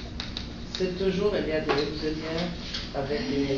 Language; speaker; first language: French; non-native, learner; Spanish